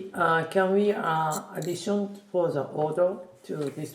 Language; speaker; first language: English; non-native, learner; Japanese